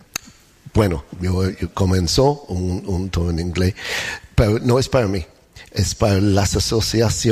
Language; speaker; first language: Spanish; non-native, learner; English